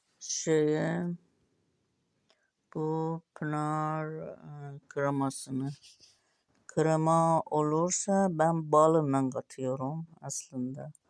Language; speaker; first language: Turkish; non-native, learner; Azerbaijani